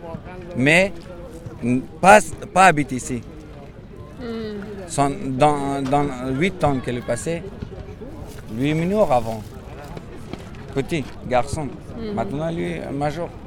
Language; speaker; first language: French; non-native, learner; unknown